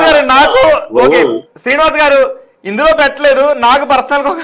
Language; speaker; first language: Telugu; native; Telugu